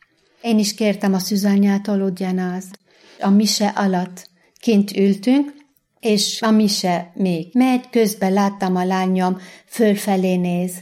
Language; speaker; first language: Hungarian; non-native, learner; Arabic